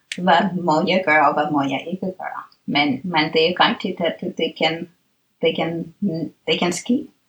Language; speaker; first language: Danish; non-native, fluent; English